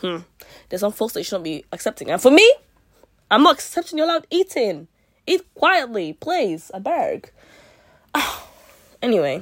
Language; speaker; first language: English; native; English